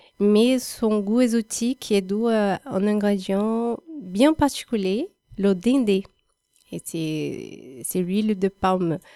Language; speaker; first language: French; non-native, learner; Portuguese